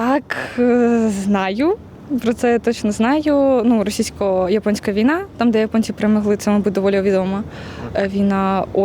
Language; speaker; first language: Ukrainian; native; Ukrainian